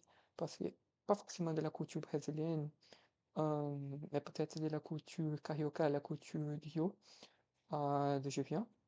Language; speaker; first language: French; non-native, fluent; Portuguese